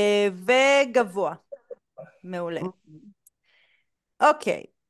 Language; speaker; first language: Hebrew; native; Hebrew